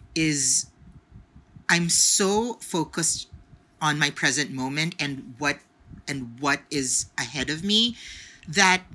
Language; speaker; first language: English; non-native, local second language; Filipino